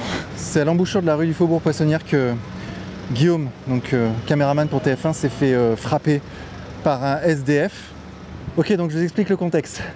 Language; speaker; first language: French; native; French